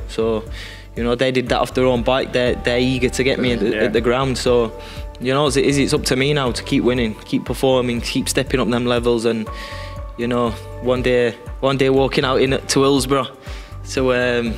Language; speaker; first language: English; native; English